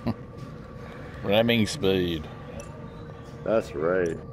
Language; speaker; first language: English; native; English